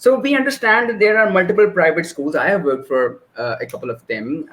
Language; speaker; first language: English; non-native, local second language; Urdu